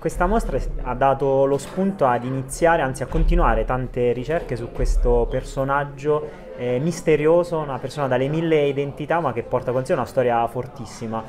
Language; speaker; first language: Italian; native; Italian